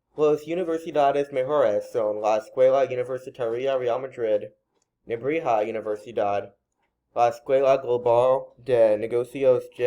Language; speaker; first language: Spanish; non-native, learner; English